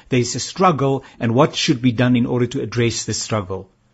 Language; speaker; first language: English; non-native, local second language; Afrikaans